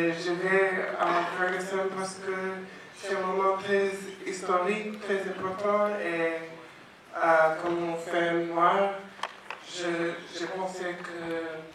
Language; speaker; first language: French; non-native, learner; English